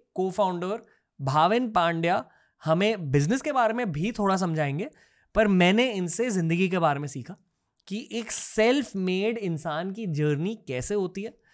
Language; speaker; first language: Hindi; native; Hindi